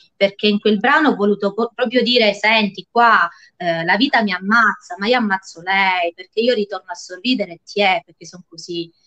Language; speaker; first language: Italian; native; Italian